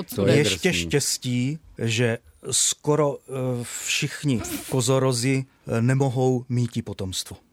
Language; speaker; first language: Czech; native; Czech